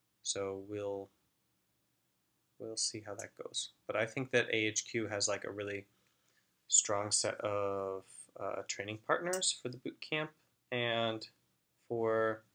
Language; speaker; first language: English; native; English